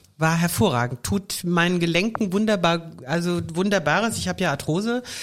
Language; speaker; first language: German; native; German